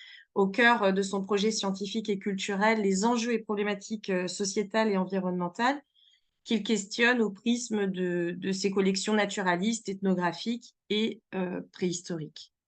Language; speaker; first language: French; native; French